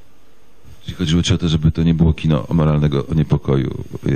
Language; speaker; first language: Polish; native; Polish